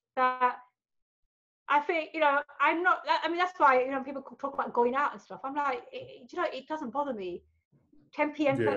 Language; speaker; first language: English; early bilingual, other home language; Hindi